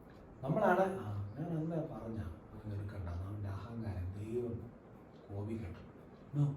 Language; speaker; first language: Malayalam; native; Malayalam